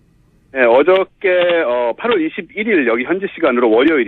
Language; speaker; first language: Korean; native; Korean